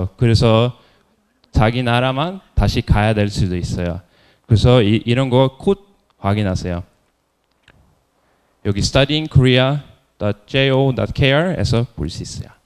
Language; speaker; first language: Korean; non-native, fluent; Norwegian